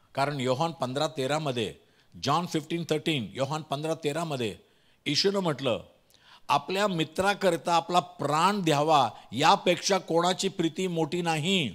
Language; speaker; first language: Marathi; non-native, local second language; Tamil